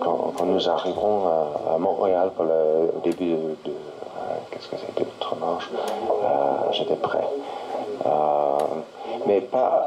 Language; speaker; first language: French; non-native, learner; English